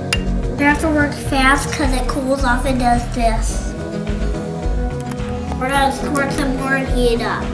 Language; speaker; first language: English; native; English